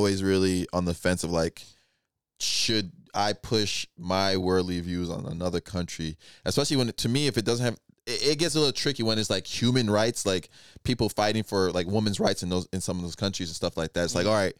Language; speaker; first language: English; non-native, local second language; Igbo